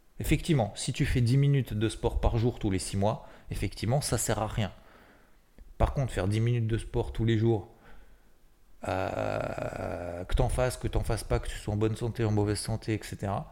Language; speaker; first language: French; native; French